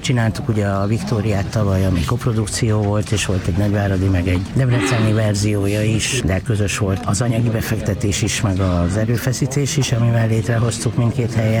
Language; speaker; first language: Hungarian; native; Hungarian